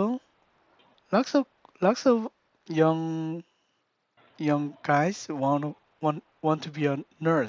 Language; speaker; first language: English; non-native, learner; Korean